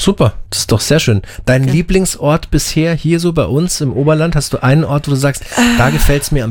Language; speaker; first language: German; native; German